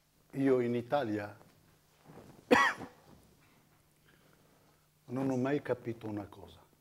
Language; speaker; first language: Italian; non-native, fluent; Arabic